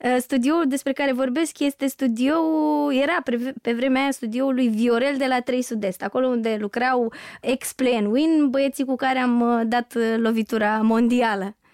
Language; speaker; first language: Romanian; native; Romanian